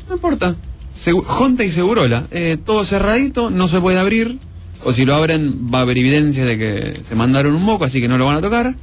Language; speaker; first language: Spanish; native; Spanish